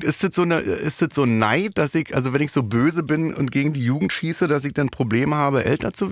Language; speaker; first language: German; native; German